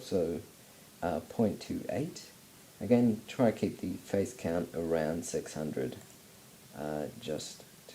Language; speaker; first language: English; native; English